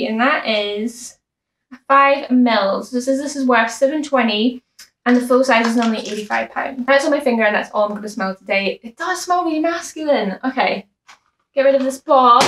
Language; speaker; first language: English; native; English